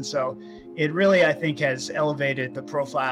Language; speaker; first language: English; native; English